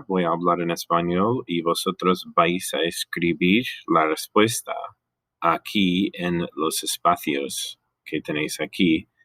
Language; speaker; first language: Spanish; non-native, fluent; English